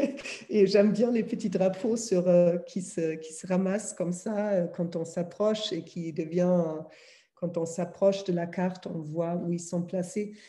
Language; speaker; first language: French; non-native, fluent; German